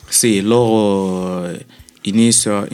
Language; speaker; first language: Italian; non-native, learner; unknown